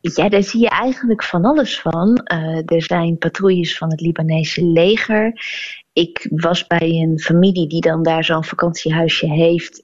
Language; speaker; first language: Dutch; native; Dutch